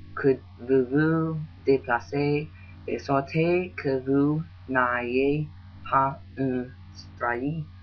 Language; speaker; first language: French; non-native, learner; English